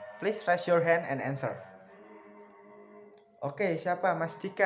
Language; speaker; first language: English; non-native, learner; Indonesian